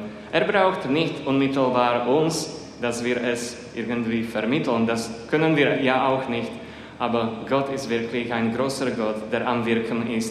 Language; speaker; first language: German; non-native, fluent; Slovak